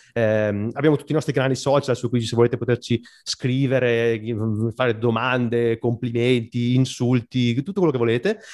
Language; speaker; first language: Italian; native; Italian